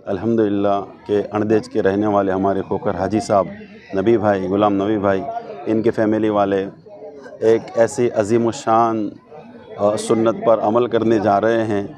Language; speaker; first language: Urdu; non-native, local second language; Gujarati